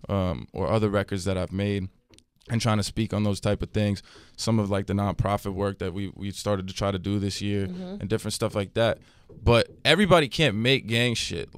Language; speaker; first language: English; native; English